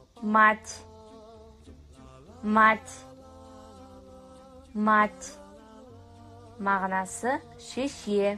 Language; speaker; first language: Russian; non-native, fluent; Kazakh